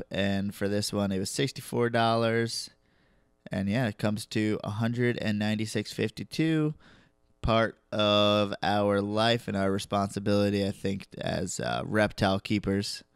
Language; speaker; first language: English; native; English